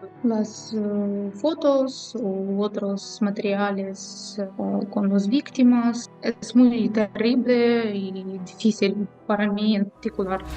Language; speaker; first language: Spanish; non-native, fluent; Ukrainian